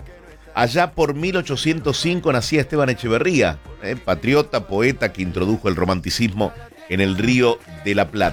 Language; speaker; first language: Spanish; native; Spanish